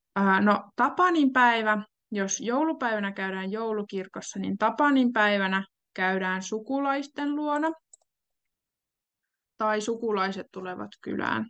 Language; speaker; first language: Finnish; native; Finnish